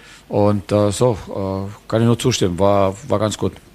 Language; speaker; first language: German; non-native, fluent; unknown